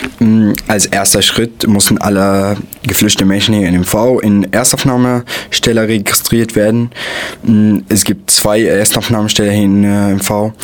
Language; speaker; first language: German; non-native, fluent; Arabic